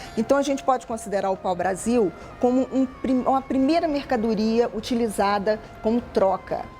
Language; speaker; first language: Portuguese; native; Portuguese